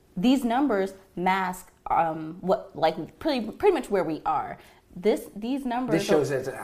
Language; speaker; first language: English; native; English